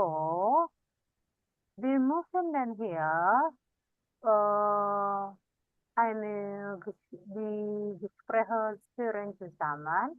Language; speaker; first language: German; non-native, fluent; Indonesian